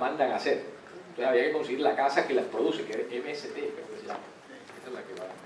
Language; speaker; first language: Spanish; native; Spanish